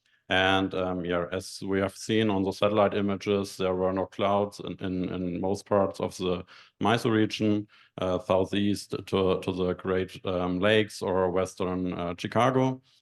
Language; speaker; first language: English; non-native, fluent; German